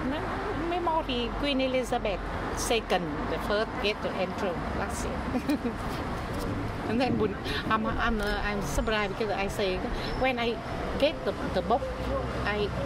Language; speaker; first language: English; non-native, learner; Vietnamese